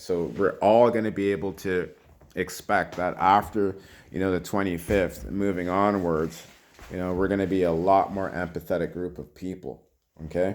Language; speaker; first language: English; native; English